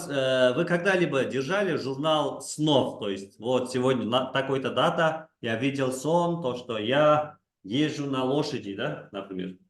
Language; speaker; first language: Russian; non-native, local second language; Kazakh